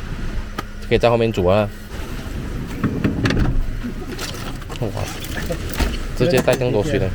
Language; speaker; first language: Chinese; native; Chinese